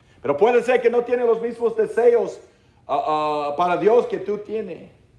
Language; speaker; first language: Spanish; non-native, learner; English